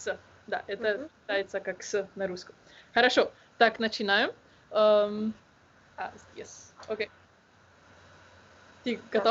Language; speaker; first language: Russian; non-native, learner; Slovenian